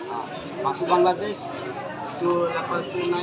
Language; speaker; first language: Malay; non-native, learner; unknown